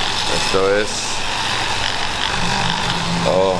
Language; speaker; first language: Spanish; non-native, learner; English